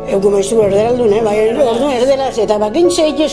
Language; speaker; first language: Basque; native; Basque